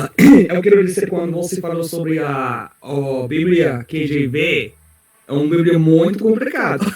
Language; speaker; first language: Portuguese; non-native, learner; English